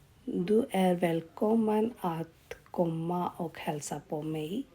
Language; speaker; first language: Swedish; non-native, learner; Urdu